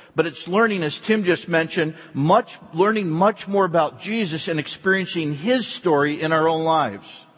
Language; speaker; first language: English; native; English